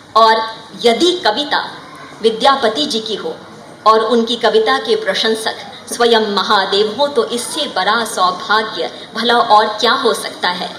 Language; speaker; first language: Hindi; non-native, local second language; Maithili